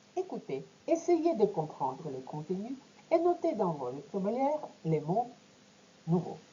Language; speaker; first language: French; non-native, fluent; Ukrainian